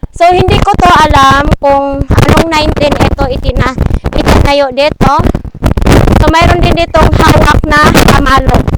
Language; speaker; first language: Filipino; non-native, local second language; Masbatenyo